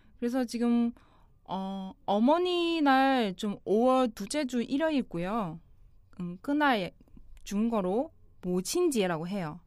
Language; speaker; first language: Korean; non-native, fluent; Chinese